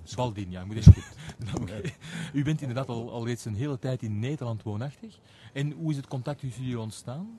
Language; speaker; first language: Dutch; native; Dutch